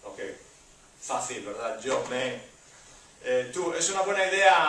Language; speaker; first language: Spanish; non-native, fluent; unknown